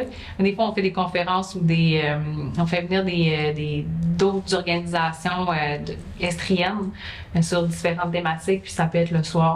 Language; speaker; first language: French; native; French